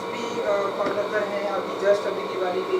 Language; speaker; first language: Hindi; native; Hindi